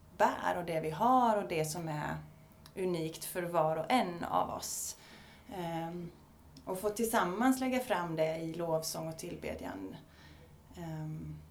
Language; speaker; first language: Swedish; native; Swedish